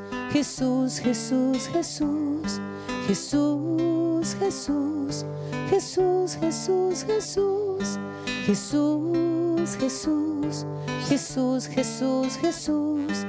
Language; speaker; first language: Spanish; native; Spanish